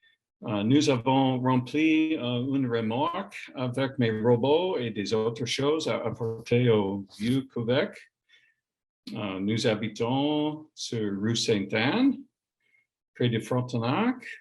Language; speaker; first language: French; non-native, learner; English